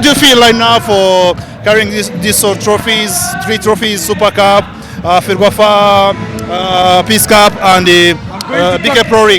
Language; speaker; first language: English; non-native, local second language; Kinyarwanda